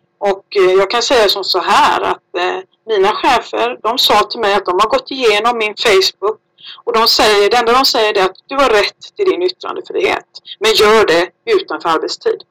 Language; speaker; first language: Swedish; native; Swedish